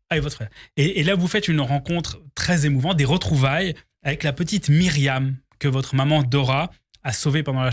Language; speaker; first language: French; native; French